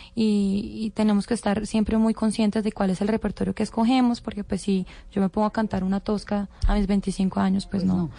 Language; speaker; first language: Spanish; native; Spanish